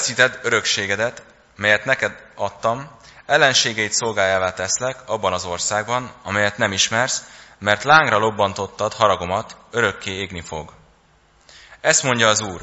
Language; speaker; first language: Hungarian; native; Hungarian